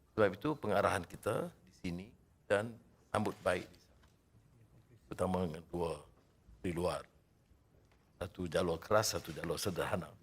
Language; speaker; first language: Malay; native; Malay